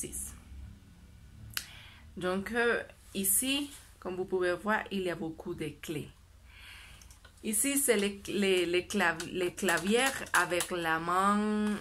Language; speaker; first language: French; non-native, learner; Spanish